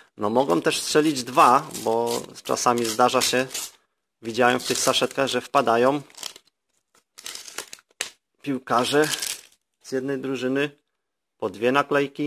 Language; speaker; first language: Polish; native; Polish